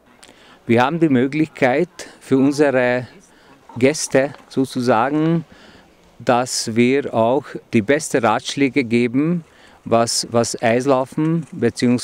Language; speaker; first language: German; non-native, fluent; Hungarian